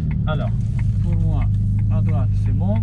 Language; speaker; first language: French; non-native, fluent; Italian